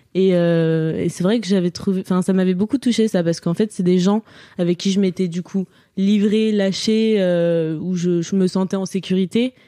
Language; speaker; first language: French; native; French